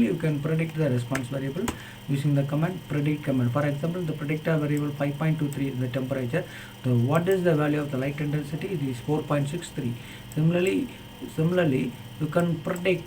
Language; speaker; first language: English; non-native, local second language; Tamil